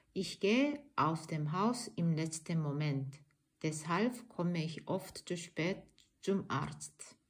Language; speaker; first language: German; non-native, learner; Korean